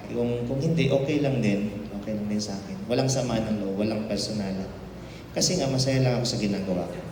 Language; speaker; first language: Filipino; native; Filipino